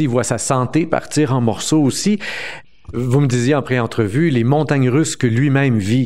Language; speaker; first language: French; native; French